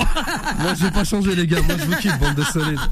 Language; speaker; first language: French; early bilingual, other home language; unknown